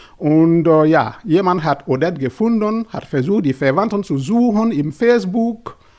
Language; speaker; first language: German; non-native, learner; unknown